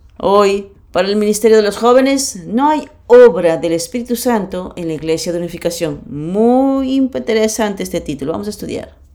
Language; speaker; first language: Spanish; non-native, fluent; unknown